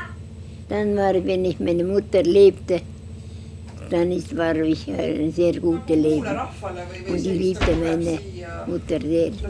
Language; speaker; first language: German; non-native, learner; Estonian